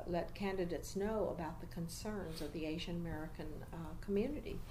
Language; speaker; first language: English; native; English